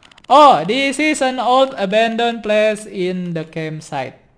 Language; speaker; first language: English; non-native, learner; Indonesian